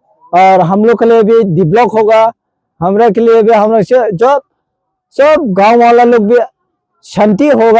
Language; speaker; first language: Hindi; non-native, local second language; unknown